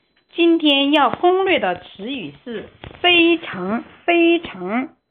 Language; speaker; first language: Chinese; non-native, fluent; Korean